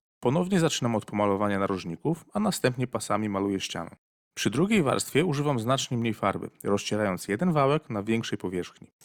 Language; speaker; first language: Polish; native; Polish